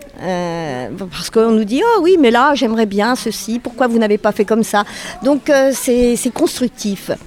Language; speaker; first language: French; native; French